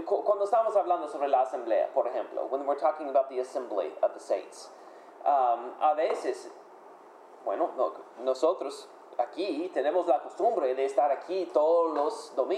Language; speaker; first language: Spanish; non-native, fluent; English